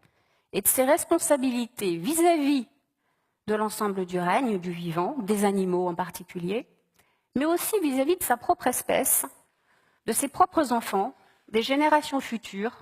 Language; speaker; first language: French; native; French